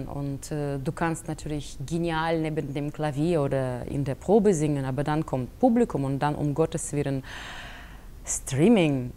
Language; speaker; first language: German; non-native, fluent; Russian